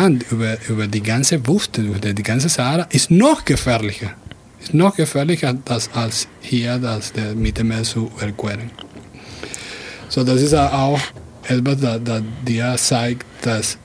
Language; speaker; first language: German; non-native, fluent; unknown